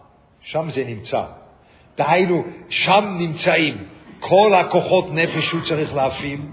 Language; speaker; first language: Hebrew; non-native, fluent; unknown